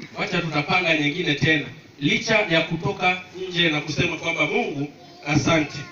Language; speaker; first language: Swahili; non-native, local second language; Luo (Kenya and Tanzania)